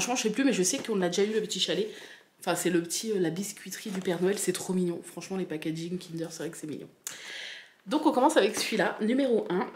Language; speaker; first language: French; native; French